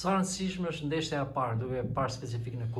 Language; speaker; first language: Albanian; native; Albanian